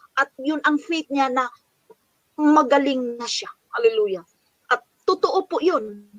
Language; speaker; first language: Filipino; non-native, local second language; Cebuano